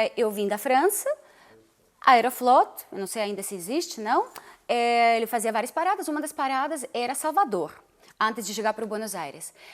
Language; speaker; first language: Portuguese; non-native, fluent; Russian